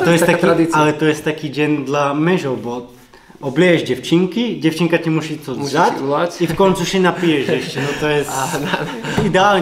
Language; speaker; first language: Polish; non-native, learner; Slovak